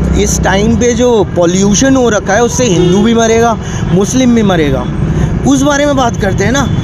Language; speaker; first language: Hindi; non-native, local second language; Manipuri